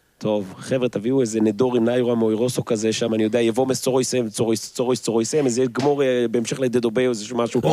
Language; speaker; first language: Hebrew; native; Hebrew